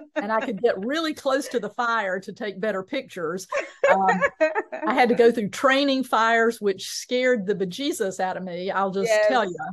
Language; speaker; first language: English; native; English